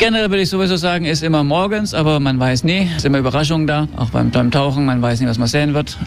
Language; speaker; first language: German; early bilingual, heritage; German